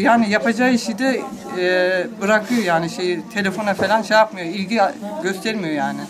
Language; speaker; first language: Turkish; native; Turkish